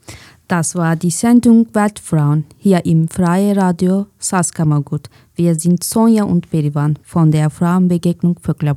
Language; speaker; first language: German; non-native, fluent; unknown